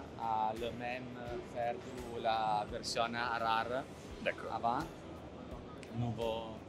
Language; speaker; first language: French; non-native, learner; Italian